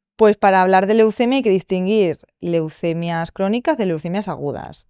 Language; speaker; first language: Spanish; native; Spanish